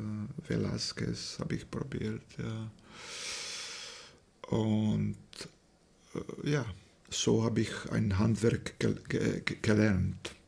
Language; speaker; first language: German; non-native, fluent; Slovak